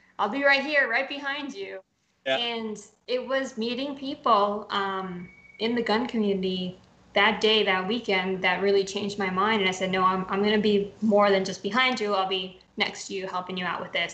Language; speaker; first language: English; early bilingual, other home language; Spanish